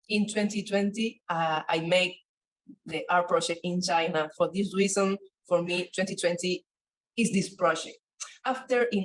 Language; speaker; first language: English; non-native, learner; Spanish